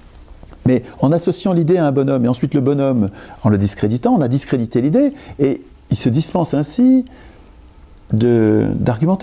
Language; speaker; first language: French; native; French